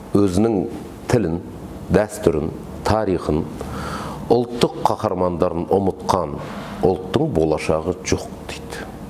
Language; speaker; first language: Kazakh; native; Kazakh